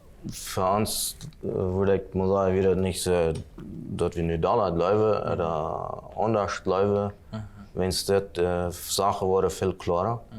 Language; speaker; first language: German; non-native, local second language; Plautdietsch